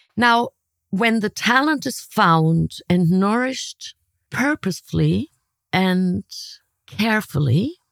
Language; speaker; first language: English; non-native, fluent; German